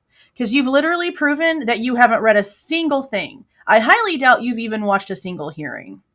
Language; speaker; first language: English; native; English